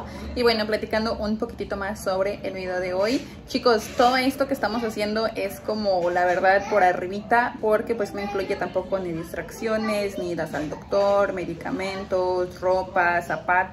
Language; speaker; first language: Spanish; native; Spanish